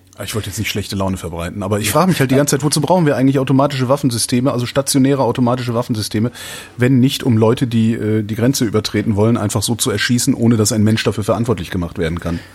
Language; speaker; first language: German; native; German